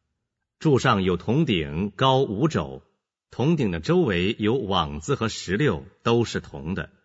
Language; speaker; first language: Chinese; native; Chinese